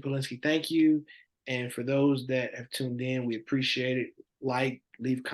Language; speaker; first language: English; native; English